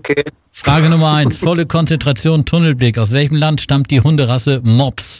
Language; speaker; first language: German; native; German